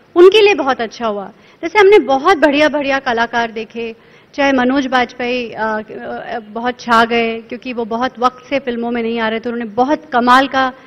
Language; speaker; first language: Hindi; native; Hindi